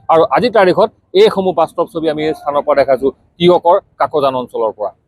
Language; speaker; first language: Assamese; native; Assamese